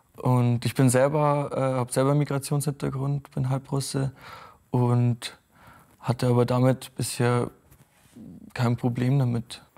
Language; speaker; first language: German; native; German